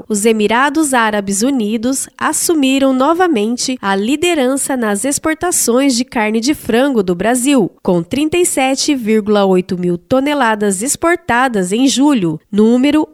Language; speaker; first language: Portuguese; native; Portuguese